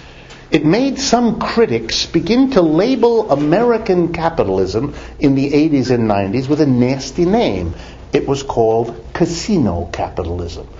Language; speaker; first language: English; native; English